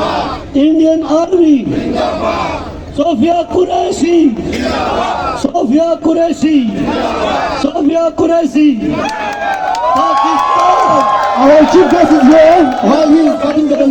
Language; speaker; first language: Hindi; non-native, local second language; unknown